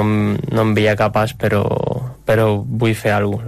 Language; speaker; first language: Catalan; non-native, local second language; Spanish